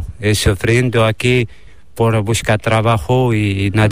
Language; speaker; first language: Spanish; non-native, learner; Arabic